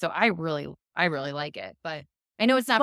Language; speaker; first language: English; native; English